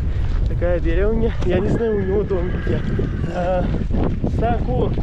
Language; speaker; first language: Russian; non-native, learner; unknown